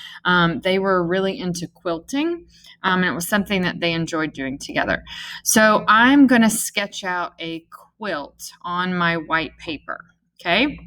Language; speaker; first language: English; native; English